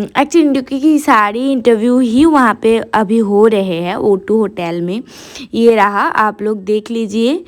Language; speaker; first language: Hindi; non-native, local second language; Bangla